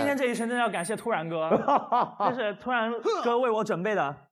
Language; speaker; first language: Chinese; native; Chinese